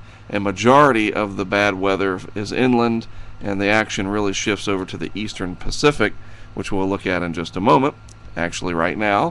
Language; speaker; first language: English; native; English